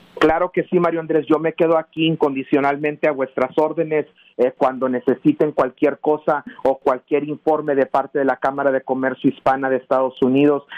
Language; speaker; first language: Spanish; early bilingual, heritage; Spanish